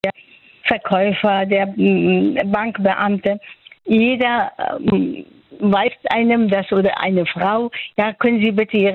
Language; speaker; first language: German; non-native, fluent; Persian